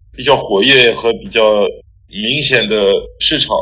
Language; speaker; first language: Chinese; non-native, fluent; French